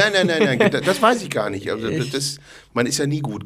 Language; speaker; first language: German; native; German